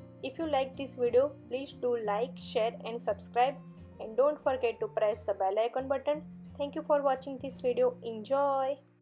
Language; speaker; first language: English; non-native, local second language; Gujarati